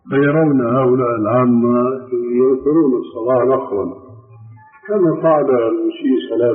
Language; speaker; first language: Arabic; native; Arabic